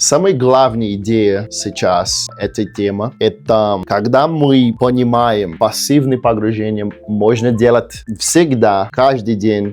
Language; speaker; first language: Russian; non-native, learner; Portuguese